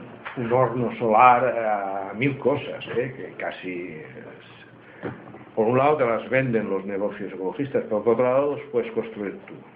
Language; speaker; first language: Spanish; native; Spanish